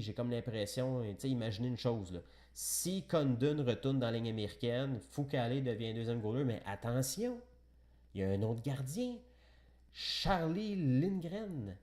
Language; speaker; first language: French; native; French